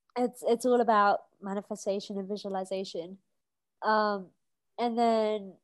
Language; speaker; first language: English; native; English